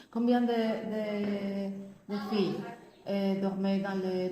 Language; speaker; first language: French; non-native, fluent; Spanish